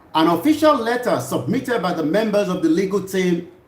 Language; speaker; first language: English; non-native, local second language; Yoruba